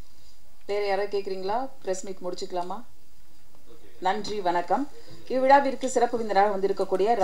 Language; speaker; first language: Tamil; native; Tamil